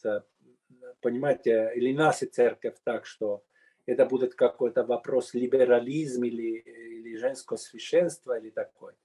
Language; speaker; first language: Russian; non-native, fluent; Finnish